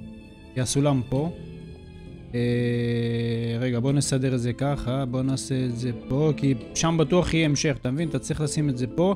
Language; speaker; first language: Hebrew; native; Hebrew